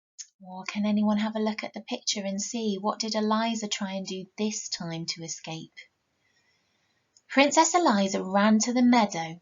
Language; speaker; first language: English; native; English